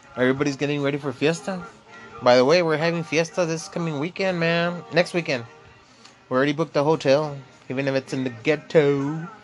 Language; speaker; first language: English; early bilingual, other home language; Spanish